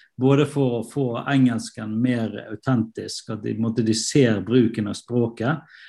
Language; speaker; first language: Norwegian; native; Norwegian